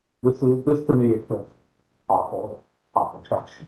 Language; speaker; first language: English; native; English